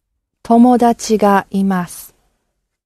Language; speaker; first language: Japanese; non-native, learner; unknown